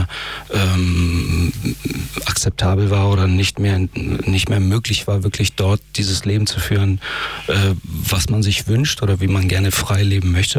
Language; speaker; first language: German; early bilingual, other home language; Persian